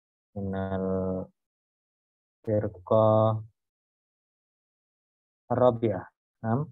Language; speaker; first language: Arabic; non-native, learner; Indonesian